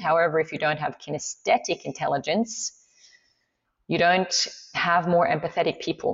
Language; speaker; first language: English; non-native, fluent; Swiss German